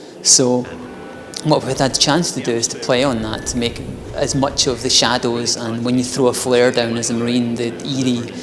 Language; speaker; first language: English; native; English